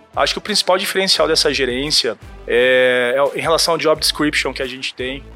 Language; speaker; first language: Portuguese; native; Portuguese